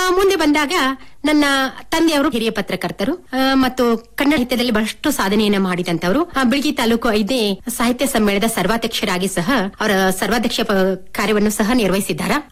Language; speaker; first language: Kannada; native; Kannada